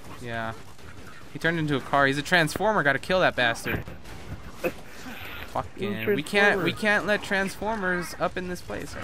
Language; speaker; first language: English; native; English